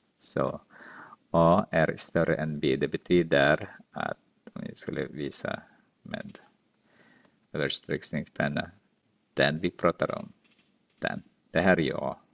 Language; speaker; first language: Swedish; non-native, fluent; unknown